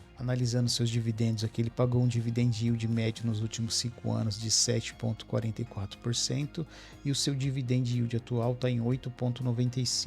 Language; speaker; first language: Portuguese; native; Portuguese